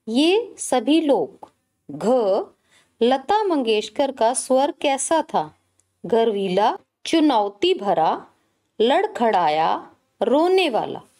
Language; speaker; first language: Hindi; native; Hindi